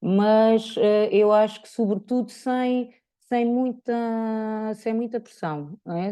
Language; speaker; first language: Portuguese; native; Portuguese